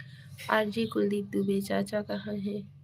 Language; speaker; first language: Hindi; native; Hindi